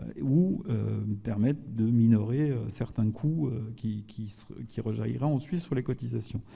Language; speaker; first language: French; native; French